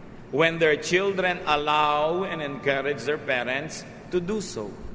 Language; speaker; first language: English; non-native, local second language; Filipino